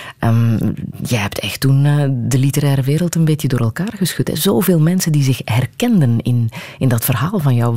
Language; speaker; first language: Dutch; native; Dutch